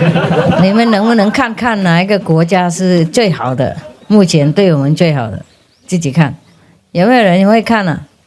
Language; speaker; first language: Chinese; non-native, fluent; Vietnamese